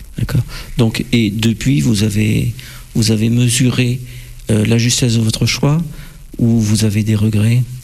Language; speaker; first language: French; native; French